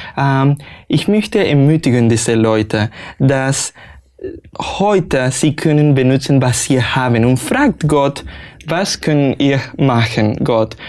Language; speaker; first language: German; non-native, learner; Spanish